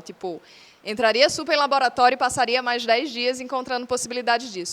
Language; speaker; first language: Portuguese; native; Portuguese